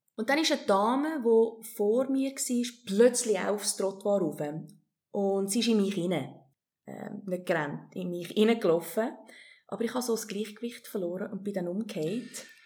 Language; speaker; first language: German; early bilingual, heritage; German